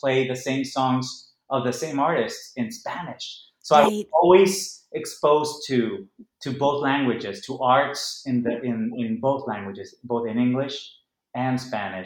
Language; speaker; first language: English; non-native, fluent; Spanish